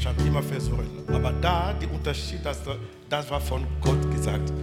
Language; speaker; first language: German; non-native, learner; French